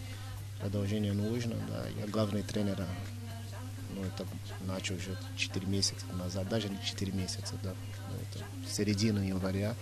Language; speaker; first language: Russian; non-native, fluent; Portuguese